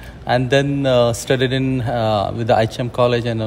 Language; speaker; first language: English; non-native, local second language; Hindi